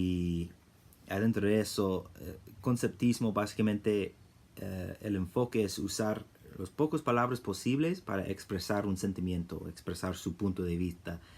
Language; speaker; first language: Spanish; non-native, fluent; English